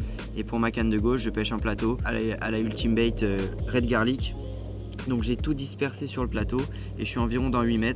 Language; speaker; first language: French; native; French